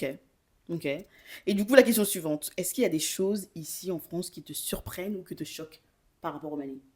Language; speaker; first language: French; non-native, local second language; Bambara